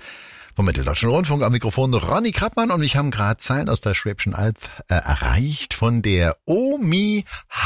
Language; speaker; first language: German; native; German